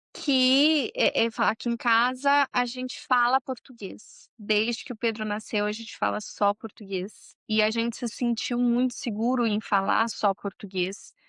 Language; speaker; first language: Portuguese; native; Portuguese